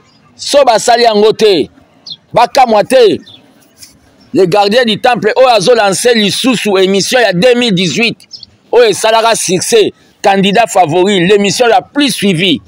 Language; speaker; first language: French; non-native, local second language; Lingala